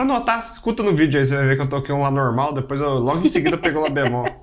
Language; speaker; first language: Portuguese; native; Portuguese